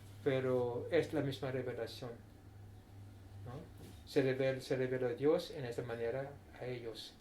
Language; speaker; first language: Spanish; non-native, fluent; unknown